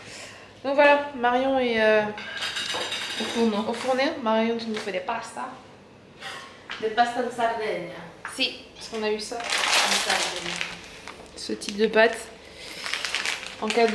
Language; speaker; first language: French; native; French